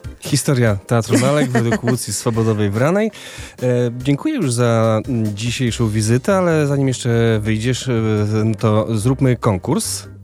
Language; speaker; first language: Polish; native; Polish